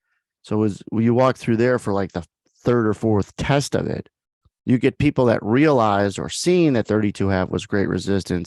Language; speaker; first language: English; native; English